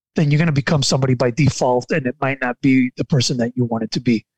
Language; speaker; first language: English; non-native, fluent; Spanish